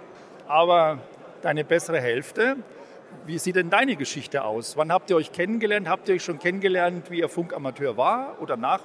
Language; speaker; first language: German; native; German